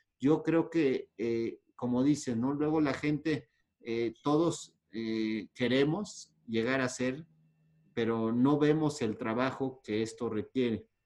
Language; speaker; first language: Spanish; native; Spanish